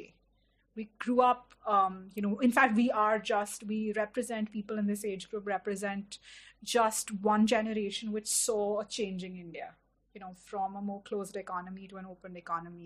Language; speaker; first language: English; non-native, local second language; Hindi